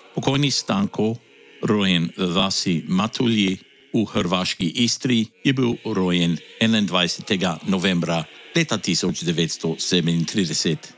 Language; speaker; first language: Slovenian; early bilingual, heritage; Slovenian